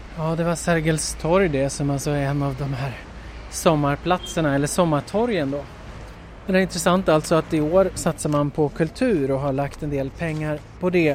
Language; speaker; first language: Swedish; native; Swedish